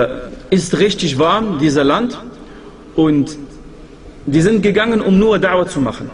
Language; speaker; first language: German; non-native, fluent; Arabic